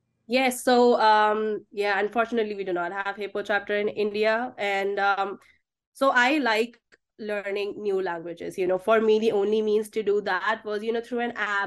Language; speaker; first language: English; non-native, local second language; Hindi